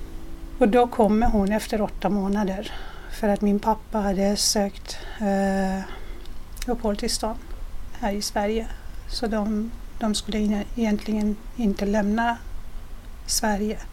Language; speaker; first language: Swedish; non-native, fluent; Persian